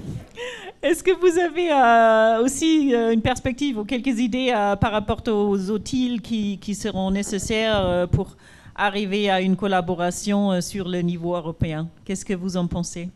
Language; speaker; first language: French; non-native, fluent; German